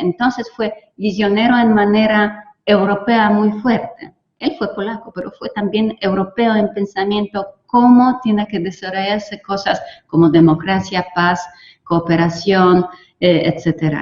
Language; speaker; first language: Spanish; non-native, fluent; Polish